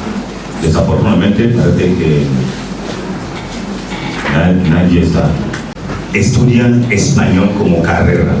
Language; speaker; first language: Spanish; non-native, fluent; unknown